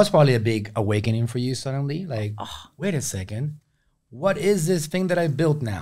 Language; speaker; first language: English; native; English